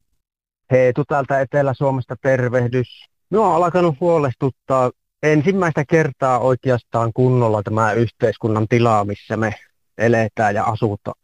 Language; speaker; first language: Finnish; native; Finnish